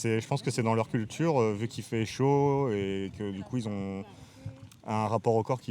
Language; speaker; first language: French; native; French